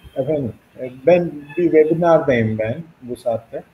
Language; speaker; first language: Turkish; non-native, fluent; Urdu